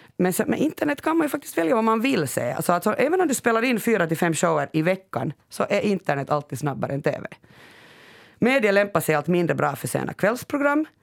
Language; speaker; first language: Swedish; native; Swedish